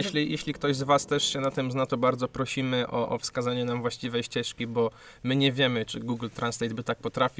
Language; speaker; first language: Polish; native; Polish